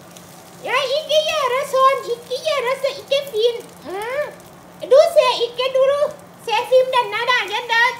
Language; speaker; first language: Norwegian; non-native, learner; Thai